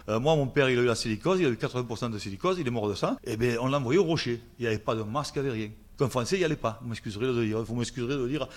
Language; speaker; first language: French; native; French